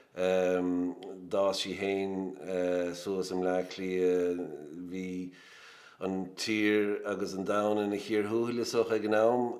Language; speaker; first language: Irish; native; Irish